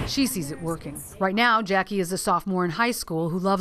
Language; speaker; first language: English; native; English